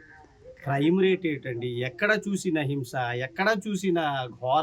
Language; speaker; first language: Telugu; native; Telugu